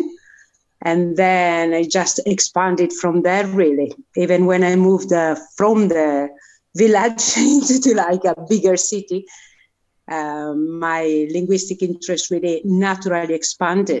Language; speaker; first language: English; non-native, fluent; Italian